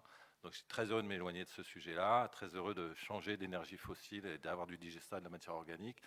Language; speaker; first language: French; native; French